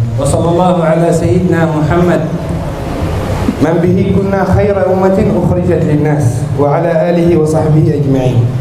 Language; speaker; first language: Indonesian; non-native, learner; Arabic